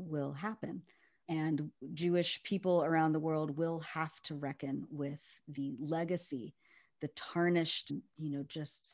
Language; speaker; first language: English; native; English